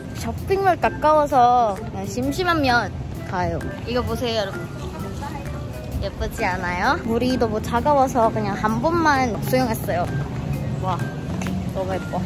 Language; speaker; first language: Korean; non-native, learner; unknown